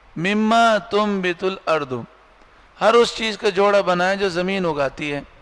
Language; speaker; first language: Urdu; native; Urdu